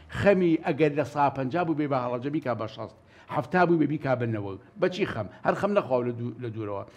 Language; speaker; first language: Central Kurdish; native; Central Kurdish